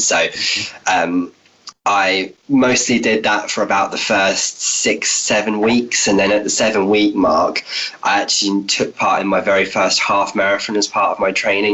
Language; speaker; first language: English; native; English